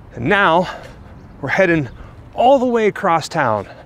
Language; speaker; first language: English; native; English